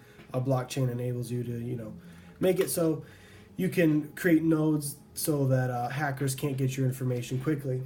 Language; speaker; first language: English; native; English